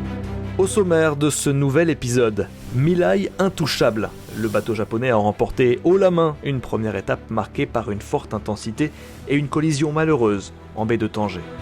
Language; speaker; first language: French; native; French